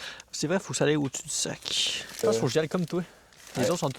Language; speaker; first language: French; native; French